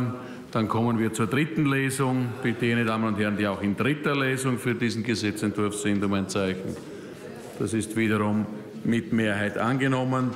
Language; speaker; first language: German; native; German